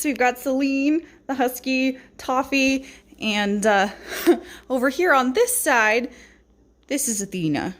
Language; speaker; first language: English; native; English